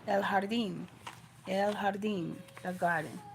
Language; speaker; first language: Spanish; non-native, learner; English